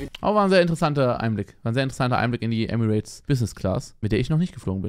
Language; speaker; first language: German; native; German